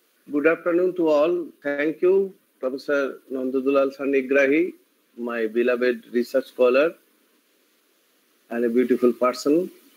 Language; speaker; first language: English; non-native, local second language; Bangla